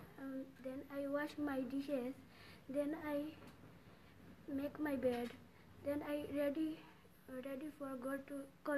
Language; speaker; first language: English; non-native, learner; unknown